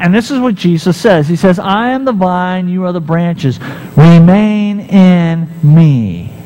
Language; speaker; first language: English; native; English